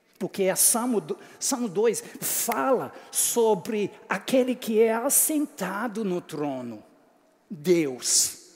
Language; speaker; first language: Portuguese; non-native, fluent; English